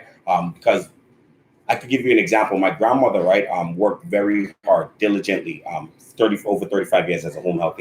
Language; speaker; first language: English; native; English